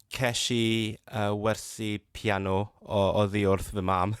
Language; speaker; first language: Welsh; non-native, fluent; Cantonese